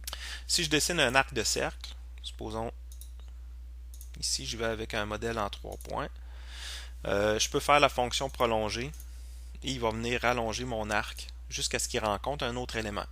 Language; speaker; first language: French; native; French